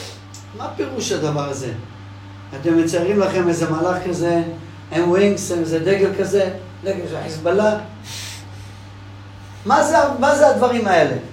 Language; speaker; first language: Hebrew; non-native, fluent; English